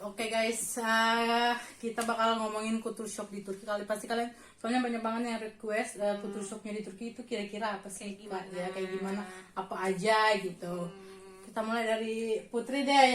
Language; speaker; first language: Indonesian; native; Indonesian